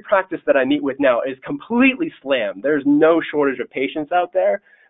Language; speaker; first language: English; native; English